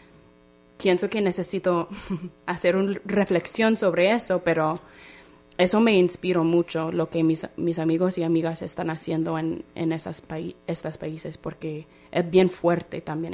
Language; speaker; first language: Spanish; non-native, fluent; English